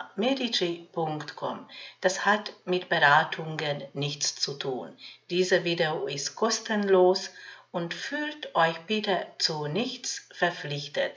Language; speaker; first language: German; non-native, fluent; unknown